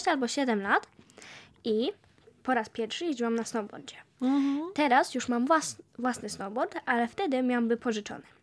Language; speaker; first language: Polish; early bilingual, heritage; Polish